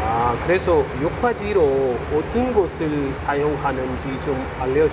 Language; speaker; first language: Korean; non-native, learner; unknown